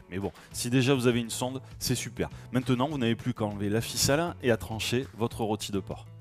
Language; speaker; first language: French; native; French